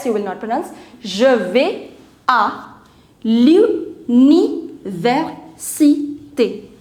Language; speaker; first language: French; non-native, fluent; Hindi